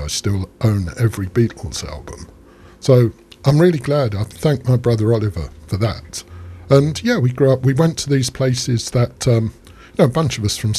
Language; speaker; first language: English; native; English